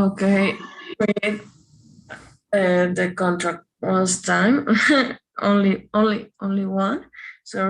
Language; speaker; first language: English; non-native, learner; Spanish